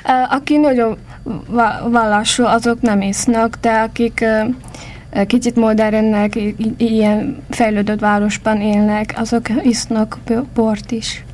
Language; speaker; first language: Hungarian; non-native, fluent; Uyghur